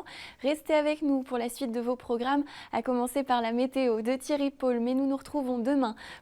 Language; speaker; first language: French; native; French